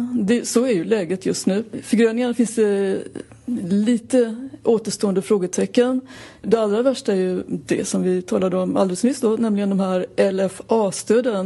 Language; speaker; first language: Swedish; native; Swedish